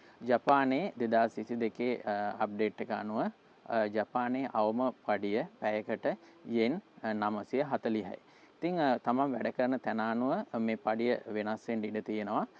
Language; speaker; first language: Sinhala; native; Sinhala